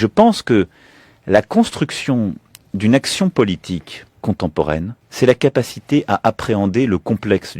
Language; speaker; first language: French; native; French